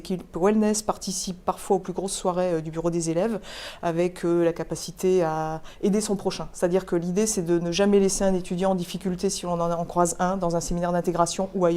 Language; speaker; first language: French; native; French